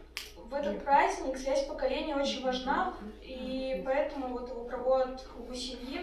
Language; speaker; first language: Russian; native; Russian